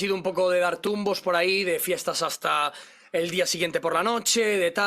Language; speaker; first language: Spanish; native; Spanish